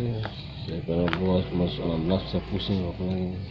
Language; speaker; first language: Indonesian; native; Indonesian